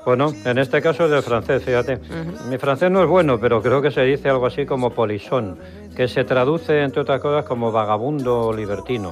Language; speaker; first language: Spanish; native; Spanish